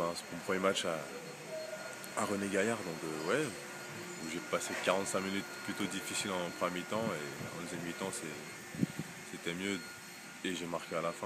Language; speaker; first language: French; native; French